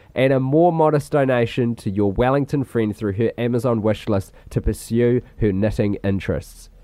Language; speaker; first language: English; native; English